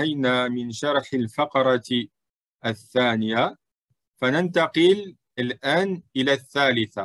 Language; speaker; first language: Arabic; non-native, fluent; French